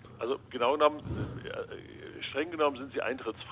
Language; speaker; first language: German; native; German